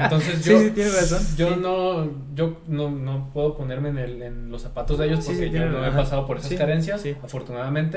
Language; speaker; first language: Spanish; native; Spanish